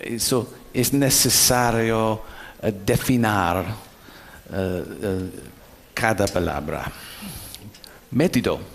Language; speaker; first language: Spanish; non-native, learner; English